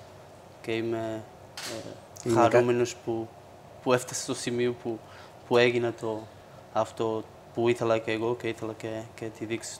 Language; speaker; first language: Greek; non-native, fluent; Portuguese